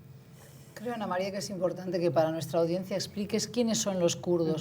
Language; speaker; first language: Spanish; native; Spanish